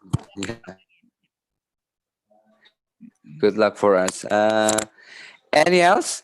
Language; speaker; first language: English; non-native, fluent; Indonesian